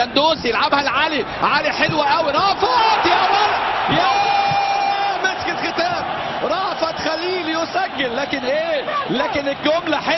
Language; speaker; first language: Arabic; native; Arabic